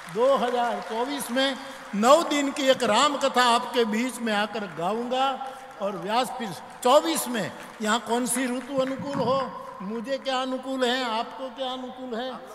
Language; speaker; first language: Hindi; non-native, local second language; Gujarati